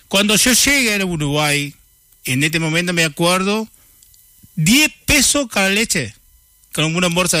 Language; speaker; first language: Spanish; non-native, learner; Chinese